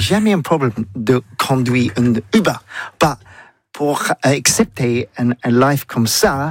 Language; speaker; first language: French; non-native, learner; English